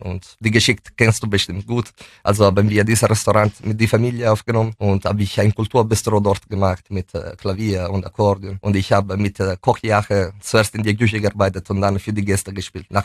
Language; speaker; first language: German; non-native, fluent; Italian